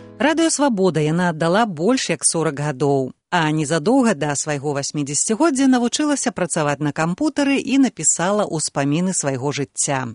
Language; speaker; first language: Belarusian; native; Belarusian